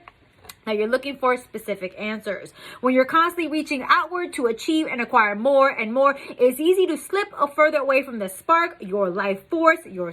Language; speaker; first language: English; native; English